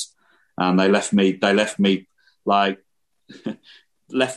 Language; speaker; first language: English; native; English